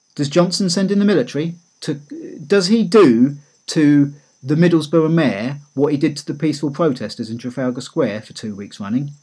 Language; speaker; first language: English; native; English